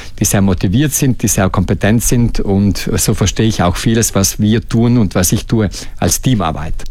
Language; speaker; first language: German; non-native, local second language; Ladin